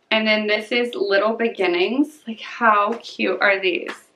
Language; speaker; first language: English; native; English